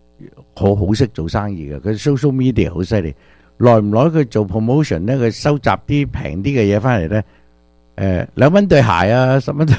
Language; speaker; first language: Chinese; early bilingual, other home language; Cantonese